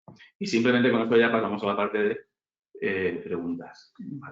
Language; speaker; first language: Spanish; native; Spanish